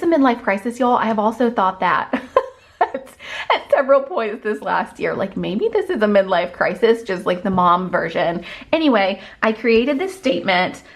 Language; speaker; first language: English; native; English